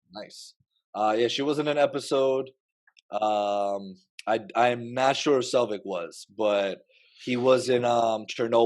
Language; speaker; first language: English; native; English